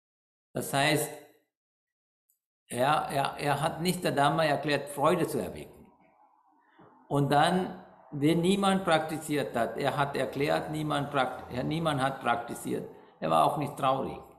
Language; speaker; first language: German; non-native, learner; Sinhala